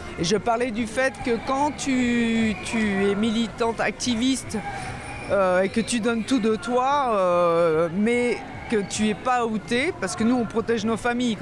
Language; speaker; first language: French; native; French